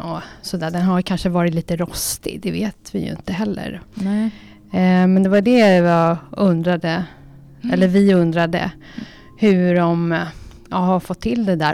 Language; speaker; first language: Swedish; native; Swedish